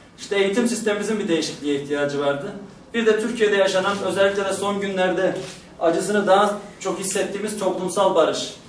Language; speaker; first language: Turkish; native; Turkish